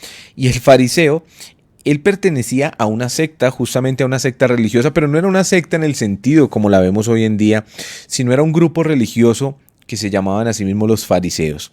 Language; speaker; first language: Spanish; native; Spanish